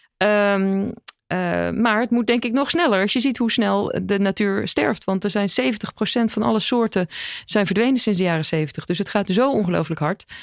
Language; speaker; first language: Dutch; native; Dutch